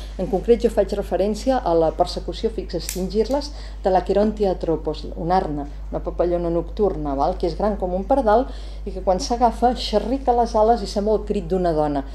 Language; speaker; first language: Catalan; native; Catalan